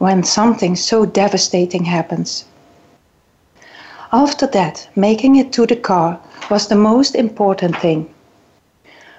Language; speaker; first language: English; non-native, fluent; Dutch